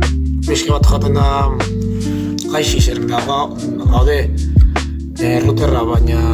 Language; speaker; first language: Basque; non-native, local second language; Spanish